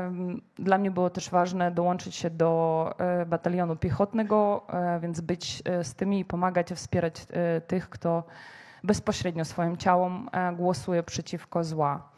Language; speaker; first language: Polish; non-native, fluent; Ukrainian